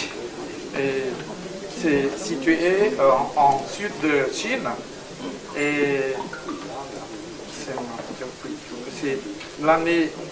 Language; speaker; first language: French; non-native, learner; Chinese